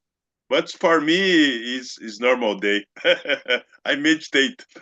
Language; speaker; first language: English; non-native, learner; Portuguese